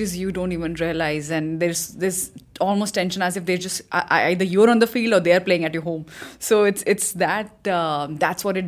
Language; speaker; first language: English; non-native, local second language; Hindi